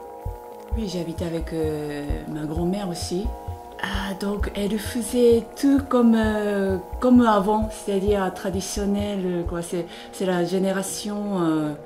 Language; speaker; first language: French; non-native, fluent; Japanese